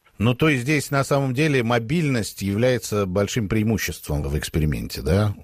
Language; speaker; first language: Russian; native; Russian